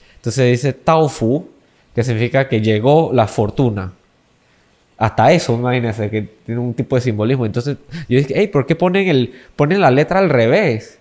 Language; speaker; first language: Spanish; native; Spanish